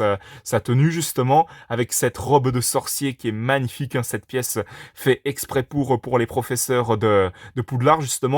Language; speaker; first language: French; native; French